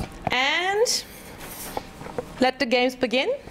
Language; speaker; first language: English; non-native, fluent; German